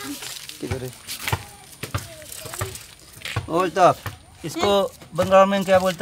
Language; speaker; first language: Hindi; non-native, local second language; Malayalam